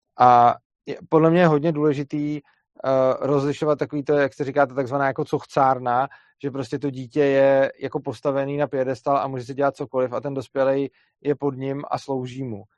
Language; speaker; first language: Czech; native; Czech